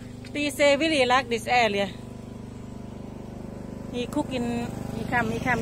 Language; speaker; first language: English; non-native, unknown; Thai